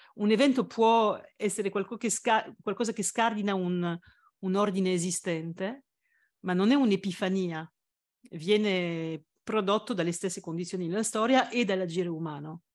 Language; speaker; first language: Italian; non-native, fluent; French